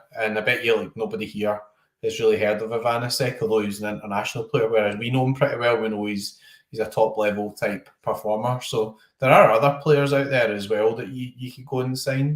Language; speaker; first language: English; native; English